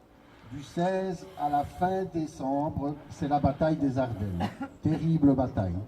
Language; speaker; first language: French; native; French